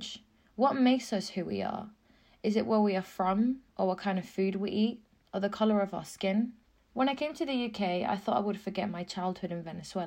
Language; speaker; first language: English; non-native, fluent; Spanish